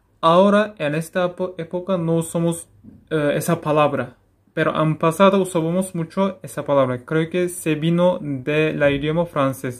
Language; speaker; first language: Spanish; non-native, fluent; Turkish